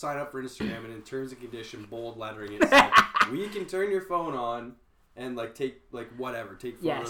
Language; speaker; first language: English; native; English